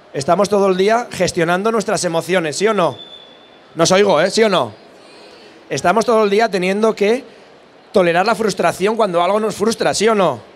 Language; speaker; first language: Spanish; native; Spanish